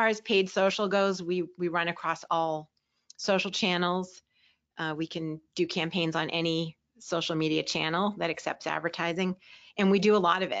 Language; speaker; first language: English; native; English